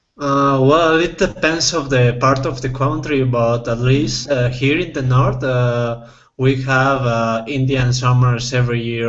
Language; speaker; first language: English; non-native, fluent; Spanish